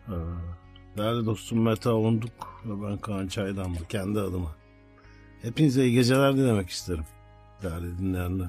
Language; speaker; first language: Turkish; native; Turkish